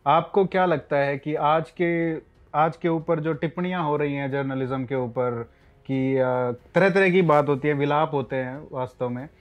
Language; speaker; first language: Hindi; native; Hindi